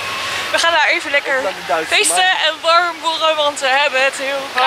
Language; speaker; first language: Dutch; native; Dutch